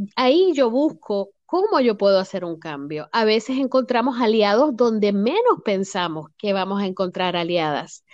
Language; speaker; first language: Spanish; native; Spanish